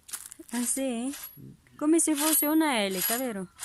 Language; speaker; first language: Italian; non-native, learner; Filipino